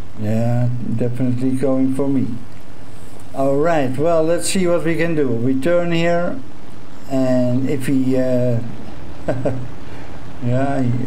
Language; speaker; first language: English; non-native, fluent; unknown